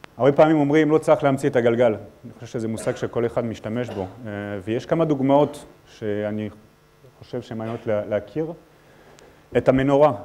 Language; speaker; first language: Hebrew; non-native, fluent; French